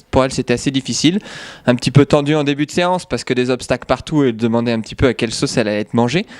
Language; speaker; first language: French; native; French